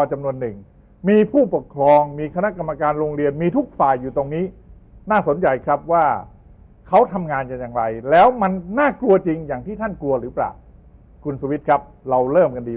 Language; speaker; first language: Thai; native; Thai